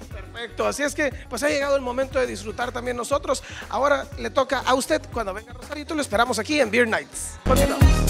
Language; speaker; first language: Spanish; native; Spanish